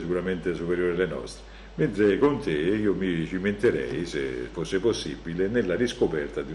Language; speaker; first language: Italian; native; Italian